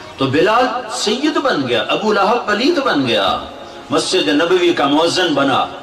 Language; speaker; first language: Urdu; non-native, local second language; Punjabi